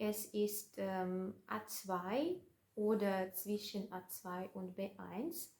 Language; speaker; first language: German; non-native, learner; Russian